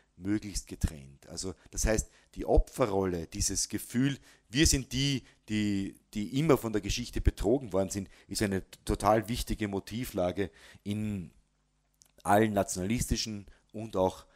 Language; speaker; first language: German; native; German